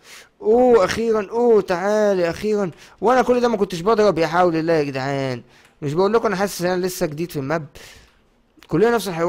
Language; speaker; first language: Arabic; native; Arabic